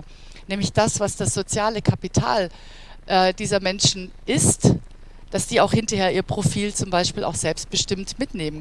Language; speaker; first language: German; native; German